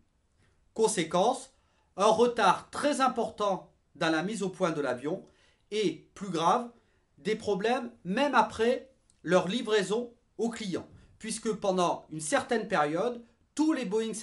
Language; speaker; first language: French; native; French